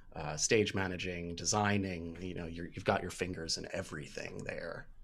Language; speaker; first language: English; native; English